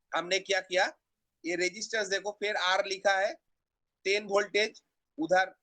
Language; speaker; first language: Hindi; non-native, local second language; Bangla